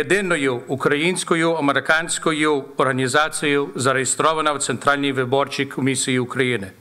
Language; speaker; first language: Ukrainian; early bilingual, heritage; Ukrainian